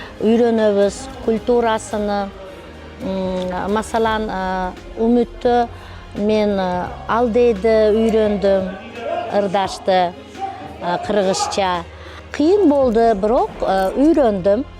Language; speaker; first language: Kyrgyz; non-native, local second language; Uzbek